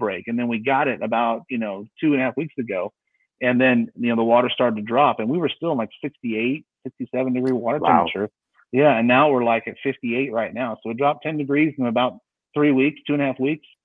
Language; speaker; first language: English; native; English